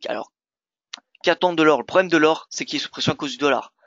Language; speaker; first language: French; native; French